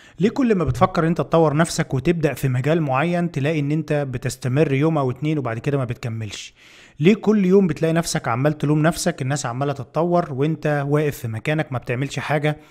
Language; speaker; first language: Arabic; native; Arabic